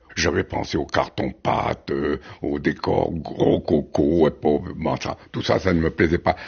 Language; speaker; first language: French; native; French